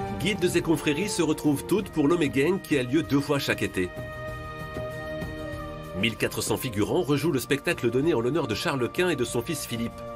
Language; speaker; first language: French; native; French